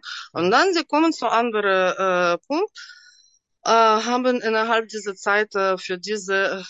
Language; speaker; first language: German; non-native, learner; Russian